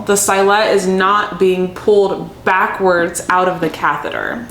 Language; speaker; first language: English; native; English